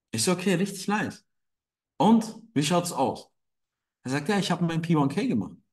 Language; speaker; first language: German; non-native, fluent; Turkish